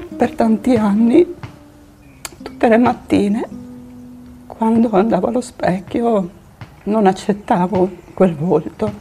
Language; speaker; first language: Italian; native; Italian